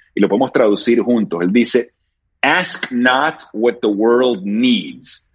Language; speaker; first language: English; early bilingual, other home language; Spanish